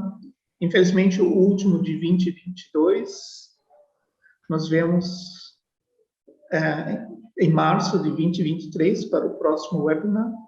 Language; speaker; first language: Portuguese; non-native, fluent; Spanish